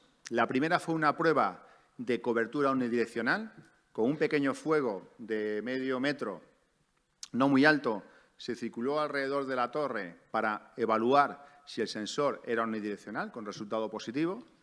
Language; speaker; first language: Spanish; native; Spanish